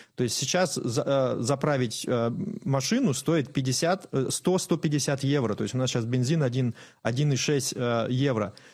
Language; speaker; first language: Russian; native; Russian